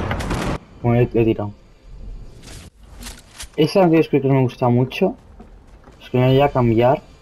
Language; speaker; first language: Spanish; native; Spanish